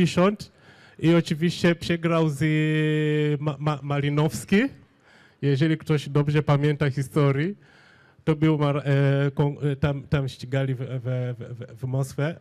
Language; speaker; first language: Polish; non-native, fluent; Swahili